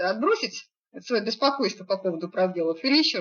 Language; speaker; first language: Russian; native; Russian